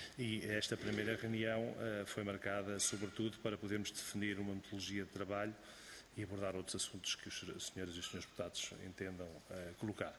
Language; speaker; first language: Portuguese; native; Portuguese